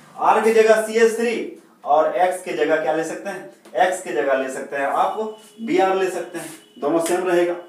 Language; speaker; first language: Hindi; native; Hindi